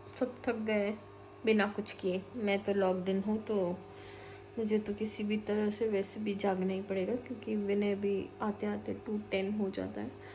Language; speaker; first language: Hindi; non-native, local second language; Malayalam